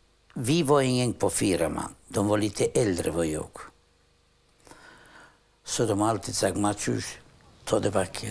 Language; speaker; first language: Swedish; non-native, fluent; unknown